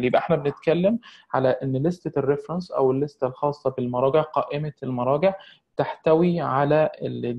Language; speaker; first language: Arabic; native; Arabic